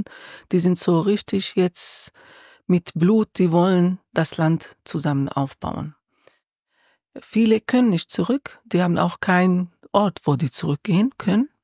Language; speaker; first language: German; non-native, learner; Arabic